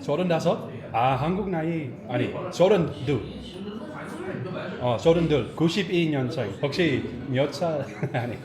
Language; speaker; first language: Korean; non-native, learner; Dutch